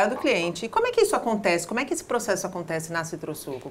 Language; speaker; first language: Portuguese; native; Portuguese